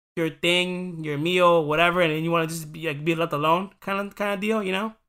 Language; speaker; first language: English; early bilingual, other home language; Spanish